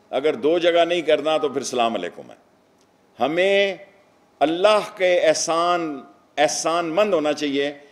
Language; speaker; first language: Urdu; non-native, local second language; Punjabi